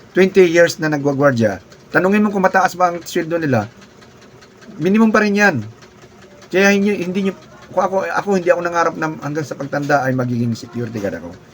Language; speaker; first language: Filipino; non-native, local second language; Cebuano